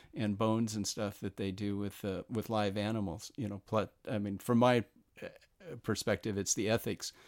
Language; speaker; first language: English; native; English